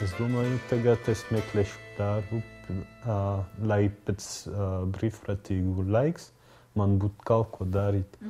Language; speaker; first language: Latvian; non-native, learner; French